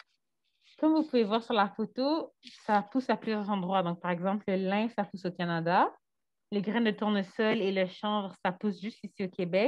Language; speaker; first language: French; native; French